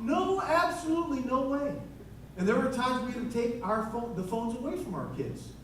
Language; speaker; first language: English; native; English